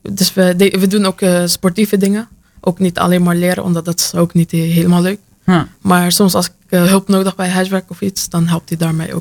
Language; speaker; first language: Dutch; early bilingual, other home language; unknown